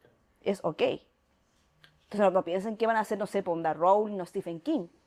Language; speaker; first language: Spanish; native; Spanish